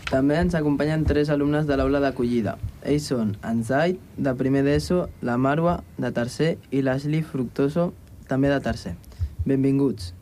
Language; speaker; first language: Catalan; native; Catalan